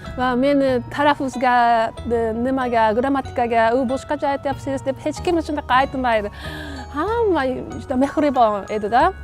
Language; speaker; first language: Uzbek; non-native, fluent; Japanese